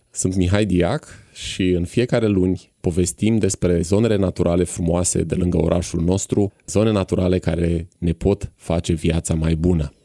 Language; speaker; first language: Romanian; native; Romanian